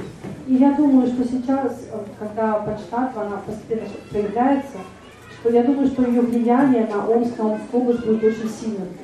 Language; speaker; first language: Russian; native; Russian